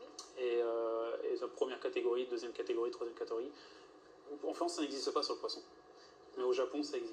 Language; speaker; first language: French; native; French